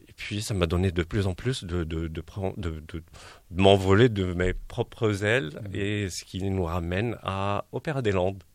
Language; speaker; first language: French; non-native, local second language; Arabic